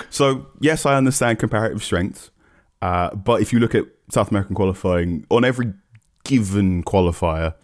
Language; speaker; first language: English; early bilingual, other home language; Akan